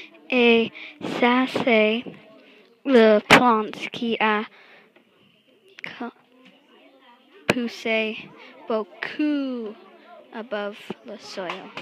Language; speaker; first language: French; non-native, learner; English